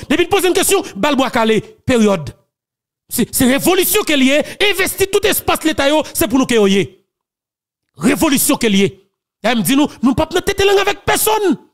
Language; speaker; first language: French; non-native, local second language; Haitian Creole